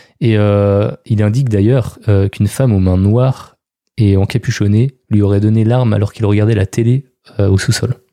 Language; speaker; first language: French; native; French